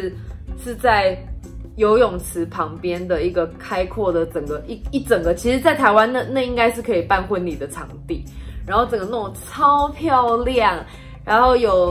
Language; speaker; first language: Chinese; native; Chinese